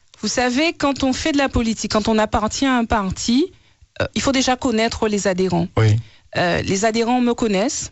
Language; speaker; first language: French; native; French